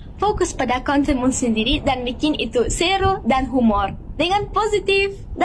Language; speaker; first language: Indonesian; non-native, fluent; German